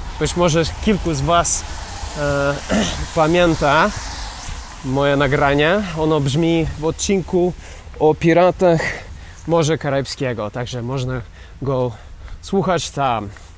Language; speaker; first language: Polish; non-native, learner; English